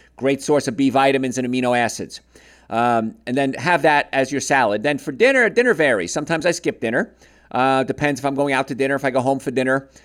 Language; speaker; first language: English; native; English